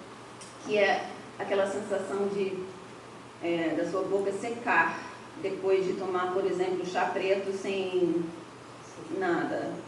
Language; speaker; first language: Portuguese; non-native, fluent; English